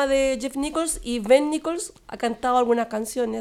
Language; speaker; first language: Spanish; native; Spanish